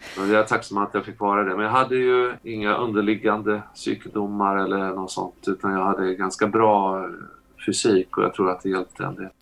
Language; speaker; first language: Swedish; native; Swedish